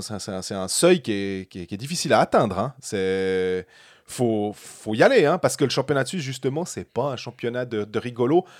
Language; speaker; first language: French; native; French